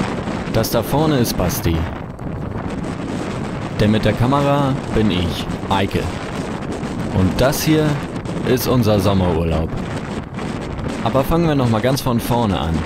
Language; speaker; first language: German; native; German